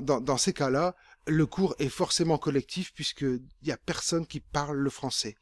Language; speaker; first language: French; native; French